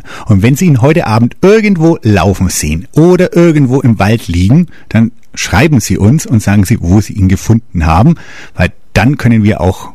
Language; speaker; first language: German; native; German